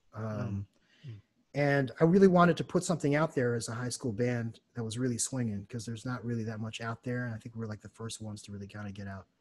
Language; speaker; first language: English; native; English